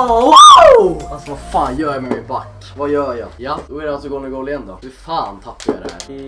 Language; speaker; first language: Swedish; native; Swedish